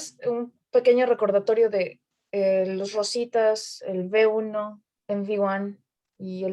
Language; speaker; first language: Spanish; native; Spanish